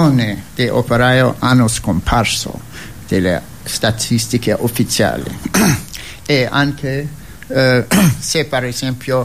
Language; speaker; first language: Italian; non-native, fluent; English